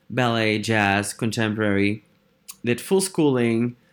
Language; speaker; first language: English; non-native, fluent; Dutch